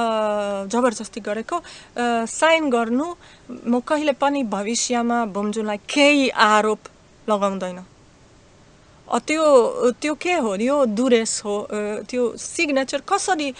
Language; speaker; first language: Nepali; non-native, learner; Slovak